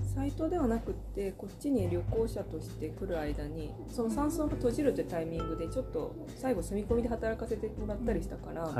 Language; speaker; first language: Japanese; native; Japanese